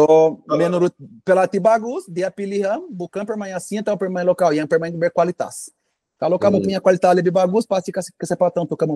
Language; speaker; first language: Indonesian; non-native, fluent; Portuguese